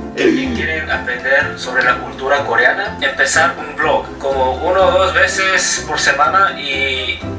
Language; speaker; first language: Spanish; non-native, fluent; Korean